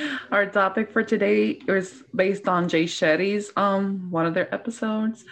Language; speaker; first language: English; early bilingual, other home language; Spanish